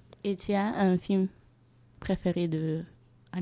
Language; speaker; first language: French; non-native, fluent; German